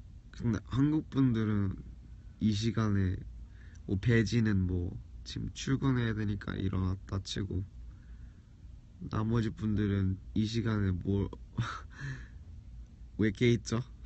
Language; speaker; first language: Korean; early bilingual, heritage; Korean